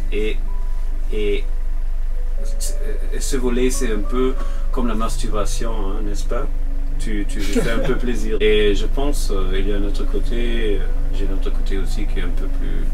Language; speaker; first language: French; non-native, fluent; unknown